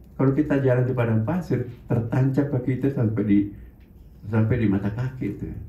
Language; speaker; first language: Indonesian; non-native, local second language; Buginese